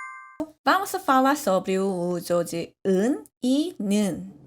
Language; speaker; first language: Portuguese; non-native, fluent; Korean